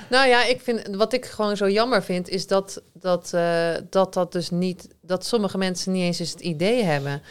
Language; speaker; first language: Dutch; native; Dutch